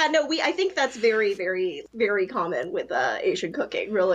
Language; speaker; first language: English; early bilingual, other home language; Chinese